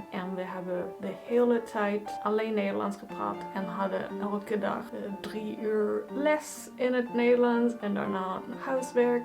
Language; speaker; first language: Dutch; non-native, fluent; German